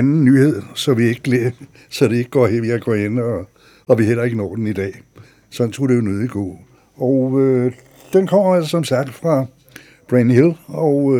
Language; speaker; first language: Danish; native; Danish